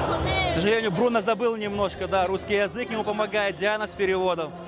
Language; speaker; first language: Russian; native; Russian